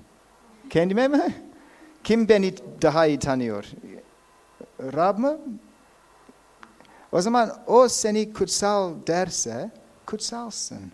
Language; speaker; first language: Turkish; non-native, fluent; English